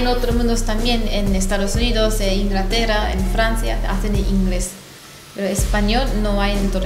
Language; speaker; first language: Spanish; non-native, fluent; Japanese